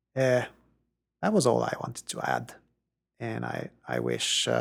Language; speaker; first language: English; non-native, fluent; Hungarian